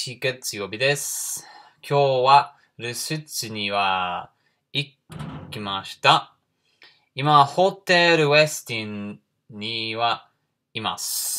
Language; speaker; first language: Japanese; non-native, learner; English